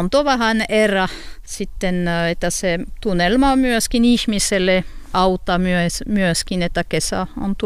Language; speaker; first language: Finnish; non-native, learner; French